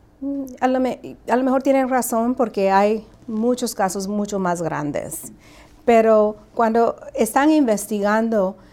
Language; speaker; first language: Spanish; early bilingual, heritage; Spanish